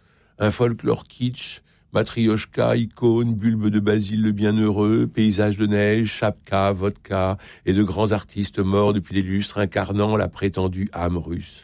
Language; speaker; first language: French; native; French